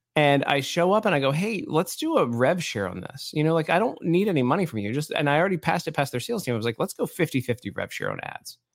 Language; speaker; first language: English; native; English